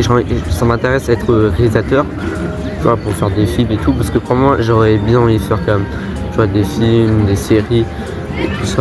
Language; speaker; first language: French; early bilingual, other home language; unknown